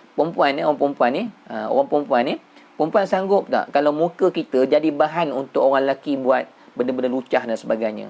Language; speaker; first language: Malay; native; Malay